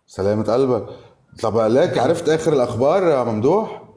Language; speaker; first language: Arabic; native; Arabic